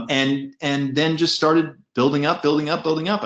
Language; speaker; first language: English; native; English